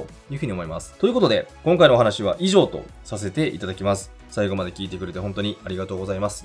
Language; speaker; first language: Japanese; native; Japanese